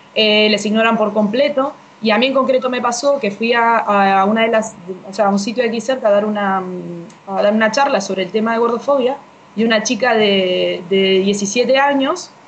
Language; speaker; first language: Spanish; native; Spanish